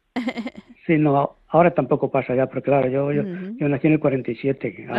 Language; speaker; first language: Spanish; native; Spanish